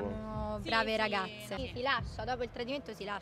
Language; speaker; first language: Italian; native; Italian